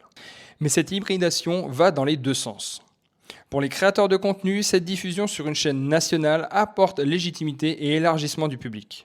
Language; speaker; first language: French; native; French